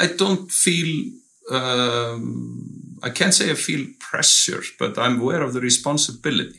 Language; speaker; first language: English; non-native, fluent; Icelandic